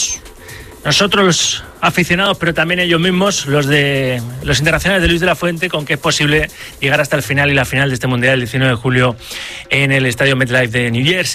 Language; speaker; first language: Spanish; native; Spanish